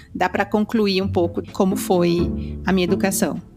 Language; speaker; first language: Portuguese; early bilingual, heritage; Portuguese